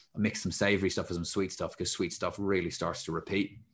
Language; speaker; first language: English; native; English